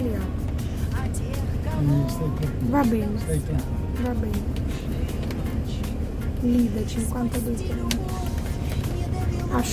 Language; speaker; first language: Italian; non-native, learner; Russian